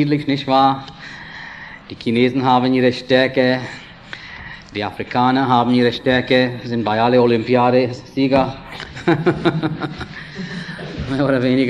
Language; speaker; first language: German; non-native, fluent; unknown